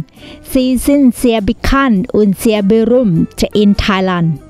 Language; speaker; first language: German; non-native, learner; Thai